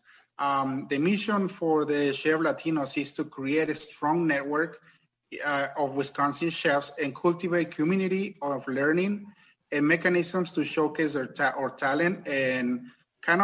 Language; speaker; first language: English; non-native, fluent; Spanish